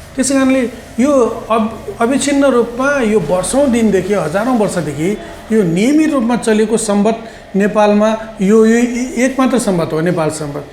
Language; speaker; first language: Nepali; non-native, local second language; Newari